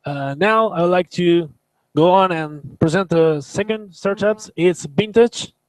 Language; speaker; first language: English; non-native, learner; Italian